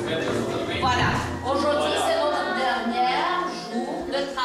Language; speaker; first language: French; non-native, fluent; Latvian